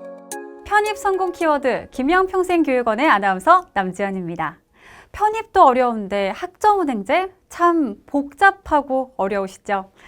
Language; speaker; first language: Korean; native; Korean